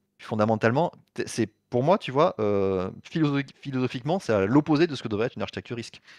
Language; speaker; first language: French; native; French